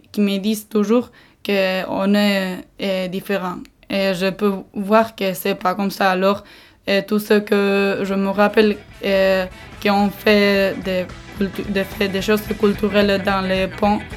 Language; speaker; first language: French; non-native, local second language; Basque